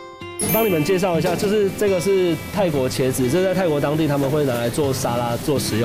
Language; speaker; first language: Chinese; native; Chinese